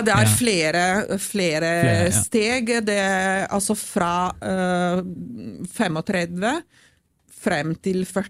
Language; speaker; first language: Norwegian; non-native, fluent; Italian